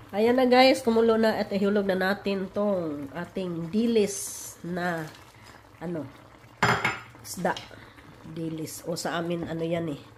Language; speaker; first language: Filipino; non-native, local second language; Cebuano